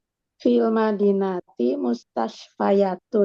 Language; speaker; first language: Arabic; non-native, learner; Indonesian